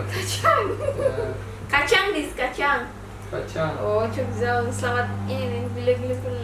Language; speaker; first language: Turkish; non-native, learner; Indonesian